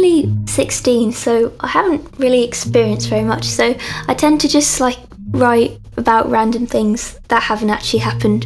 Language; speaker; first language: English; native; English